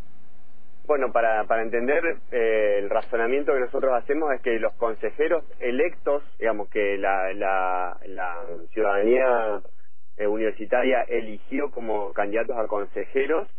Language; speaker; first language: Spanish; native; Spanish